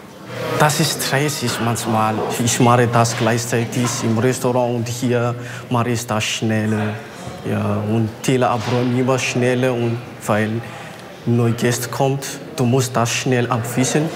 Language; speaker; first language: German; non-native, learner; Malagasy